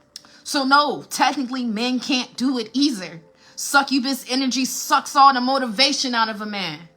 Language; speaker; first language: English; native; English